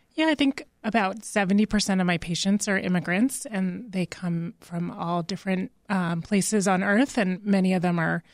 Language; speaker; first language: English; native; English